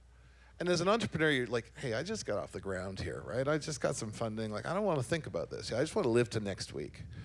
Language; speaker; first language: English; native; English